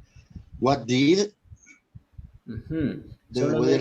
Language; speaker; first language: English; non-native, learner; Spanish